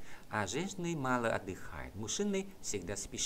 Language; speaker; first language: Russian; non-native, fluent; Vietnamese